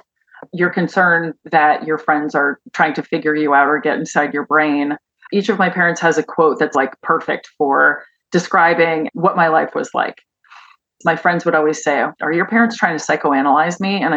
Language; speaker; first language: English; native; English